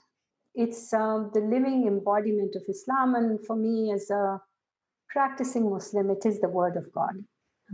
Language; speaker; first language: English; non-native, local second language; Urdu